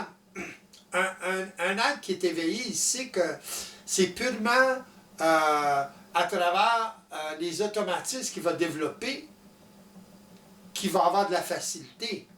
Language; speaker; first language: French; native; French